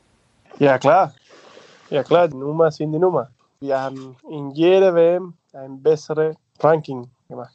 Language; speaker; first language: German; non-native, fluent; Spanish